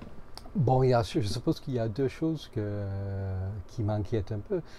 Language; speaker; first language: French; non-native, fluent; English